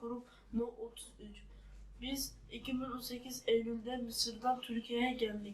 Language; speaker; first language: Turkish; non-native, learner; Uyghur